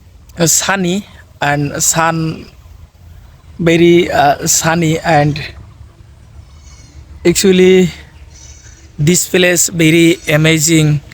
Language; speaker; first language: English; non-native, learner; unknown